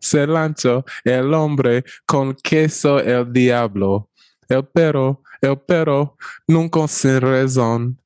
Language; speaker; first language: Spanish; non-native, learner; English